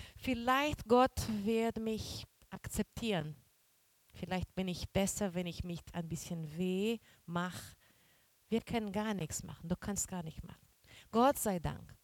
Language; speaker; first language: German; non-native, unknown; Portuguese